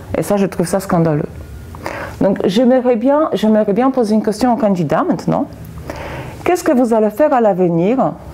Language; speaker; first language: French; non-native, fluent; Polish